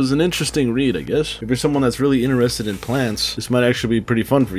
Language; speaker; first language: English; native; English